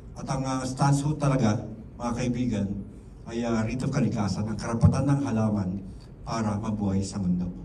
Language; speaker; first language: Filipino; native; Filipino